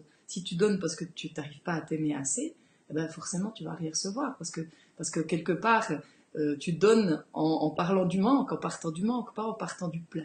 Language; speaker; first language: French; native; French